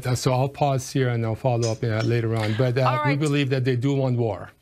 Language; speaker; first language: English; non-native, fluent; Persian